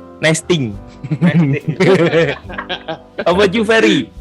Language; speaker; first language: English; non-native, learner; Indonesian